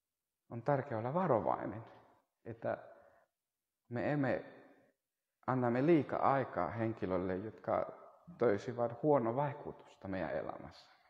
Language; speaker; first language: Finnish; non-native, fluent; Spanish